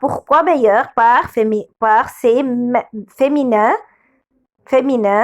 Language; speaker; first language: French; non-native, fluent; Arabic